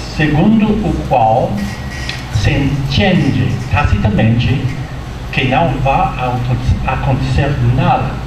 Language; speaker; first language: Portuguese; non-native, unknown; English